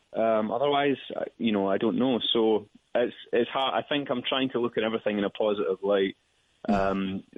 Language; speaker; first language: English; native; English